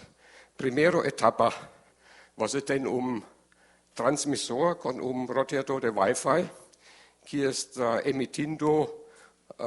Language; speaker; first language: Portuguese; non-native, learner; German